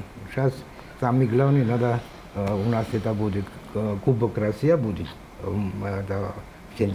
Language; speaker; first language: Russian; non-native, local second language; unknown